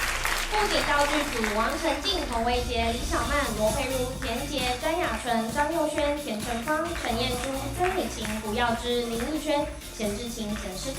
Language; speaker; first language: Chinese; native; Chinese